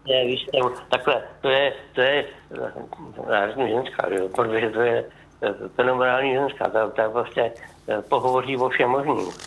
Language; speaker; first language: Czech; native; Czech